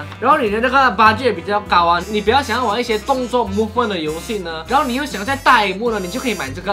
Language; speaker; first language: Chinese; native; Chinese